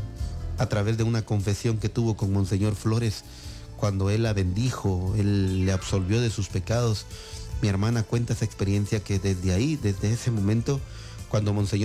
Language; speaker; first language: Spanish; native; Spanish